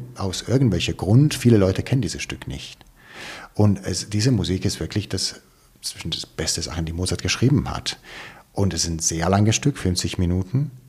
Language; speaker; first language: German; non-native, fluent; Italian